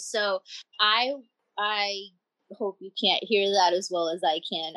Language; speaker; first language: English; early bilingual, other home language; Spanish